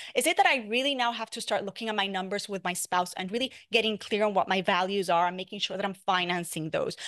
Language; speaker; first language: English; non-native, fluent; Spanish